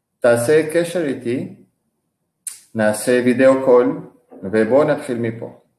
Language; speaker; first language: Hebrew; non-native, fluent; Spanish